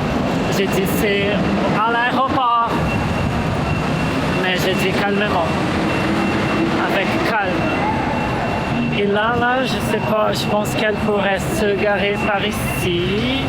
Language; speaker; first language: French; non-native, fluent; Portuguese